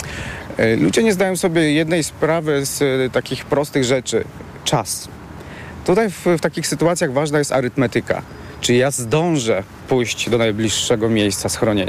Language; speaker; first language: Polish; native; Polish